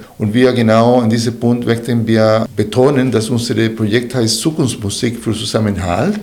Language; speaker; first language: German; non-native, fluent; Spanish